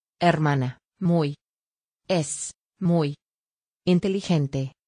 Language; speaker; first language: Spanish; non-native, learner; Vietnamese